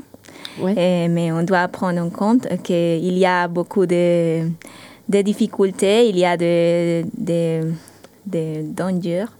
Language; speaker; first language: French; non-native, fluent; Spanish